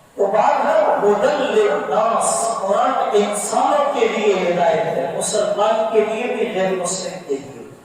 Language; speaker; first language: Urdu; non-native, local second language; Pashto